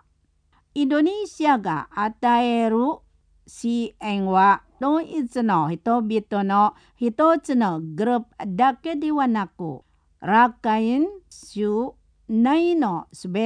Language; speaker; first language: Japanese; non-native, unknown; Indonesian